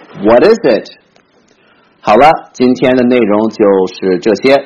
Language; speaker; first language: Chinese; non-native, fluent; English